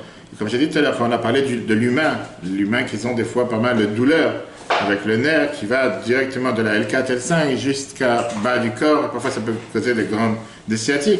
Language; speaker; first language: French; native; French